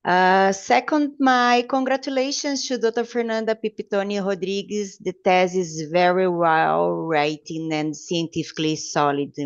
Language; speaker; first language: English; non-native, fluent; Portuguese